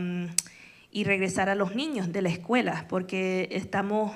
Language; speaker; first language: Spanish; early bilingual, other home language; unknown